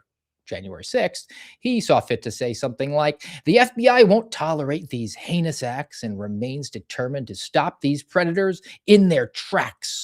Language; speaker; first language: English; native; English